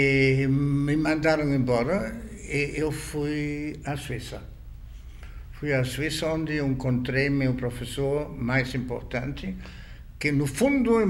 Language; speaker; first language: Portuguese; non-native, fluent; German